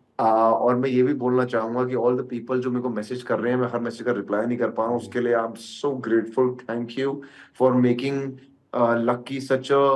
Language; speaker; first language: Hindi; native; Hindi